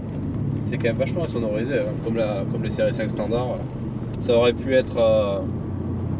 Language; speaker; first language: French; native; French